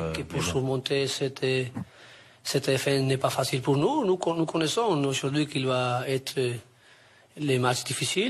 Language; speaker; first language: French; non-native, learner; Spanish